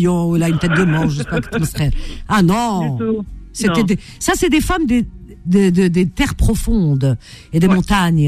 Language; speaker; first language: French; native; French